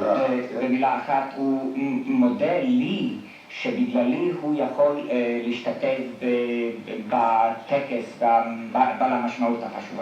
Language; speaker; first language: Hebrew; non-native, fluent; Polish